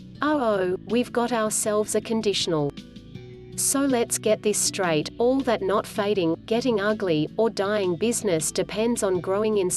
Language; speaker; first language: English; native; English